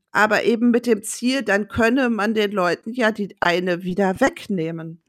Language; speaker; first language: German; native; German